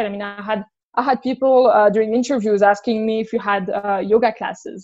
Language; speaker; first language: English; non-native, fluent; French